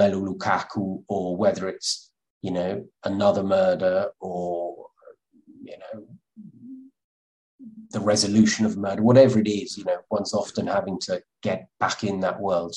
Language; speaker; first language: English; native; English